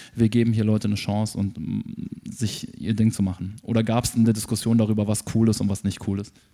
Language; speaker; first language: German; native; German